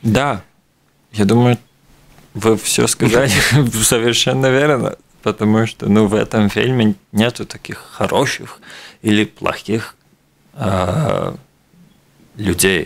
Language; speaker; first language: Russian; non-native, local second language; Latvian